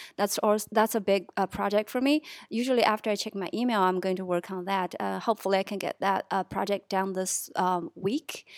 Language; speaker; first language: English; non-native, fluent; Chinese